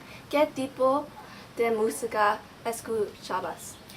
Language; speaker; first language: Spanish; non-native, learner; English